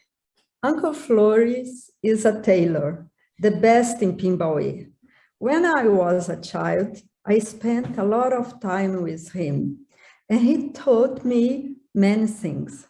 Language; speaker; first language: English; non-native, learner; Portuguese